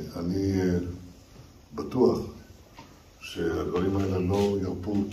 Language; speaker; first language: Hebrew; early bilingual, heritage; Hebrew